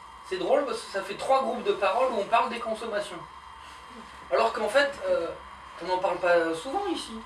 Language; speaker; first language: French; native; French